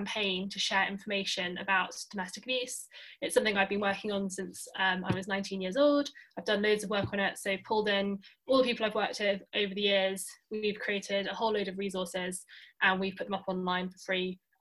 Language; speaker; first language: English; native; English